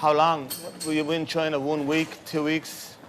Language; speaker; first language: English; native; English